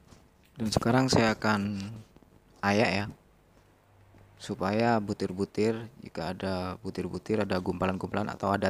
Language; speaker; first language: Indonesian; non-native, local second language; Madurese